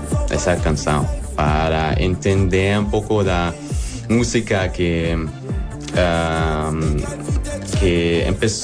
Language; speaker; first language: Portuguese; non-native, learner; German